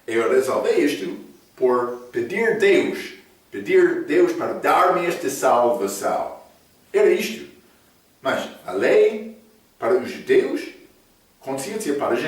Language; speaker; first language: Portuguese; non-native, fluent; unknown